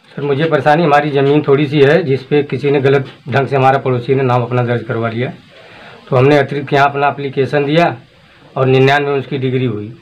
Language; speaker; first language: Hindi; native; Hindi